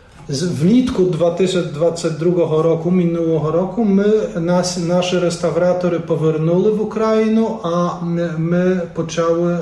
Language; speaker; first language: Ukrainian; non-native, fluent; Polish